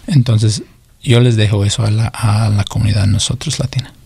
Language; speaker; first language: Spanish; early bilingual, heritage; Spanish